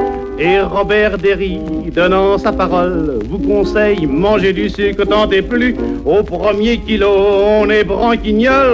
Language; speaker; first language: French; native; French